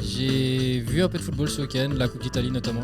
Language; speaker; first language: French; native; French